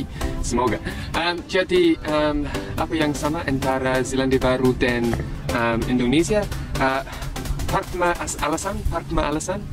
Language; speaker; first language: Indonesian; non-native, learner; English